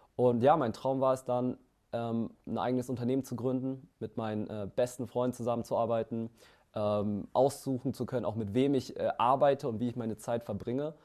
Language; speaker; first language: German; early bilingual, other home language; Vietnamese